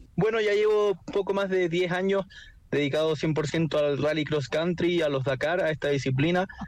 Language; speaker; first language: Spanish; native; Spanish